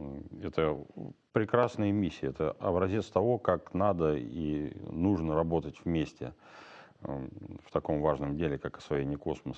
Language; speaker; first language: Russian; native; Russian